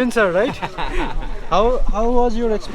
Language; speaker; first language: English; non-native, learner; Bangla